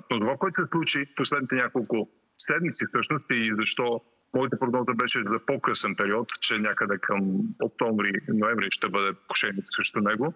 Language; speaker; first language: Bulgarian; native; Bulgarian